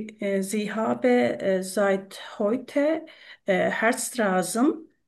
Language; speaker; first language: German; non-native, learner; Turkish